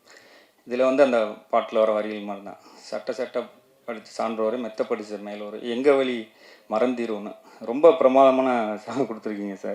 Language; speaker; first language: Tamil; native; Tamil